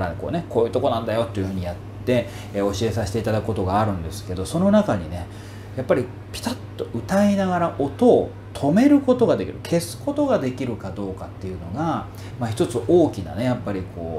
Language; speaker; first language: Japanese; native; Japanese